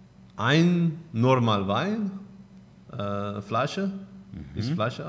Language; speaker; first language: German; non-native, learner; Spanish